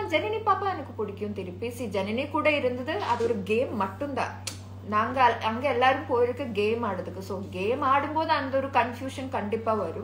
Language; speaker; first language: Tamil; non-native, learner; Malayalam